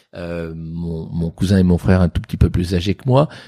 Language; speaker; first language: French; native; French